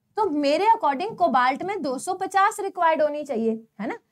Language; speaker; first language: Hindi; non-native, local second language; Gujarati